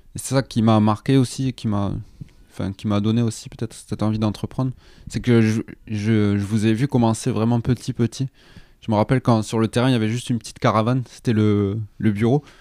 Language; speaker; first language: French; native; French